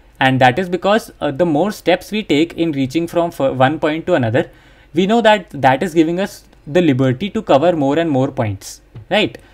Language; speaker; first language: English; non-native, local second language; Hindi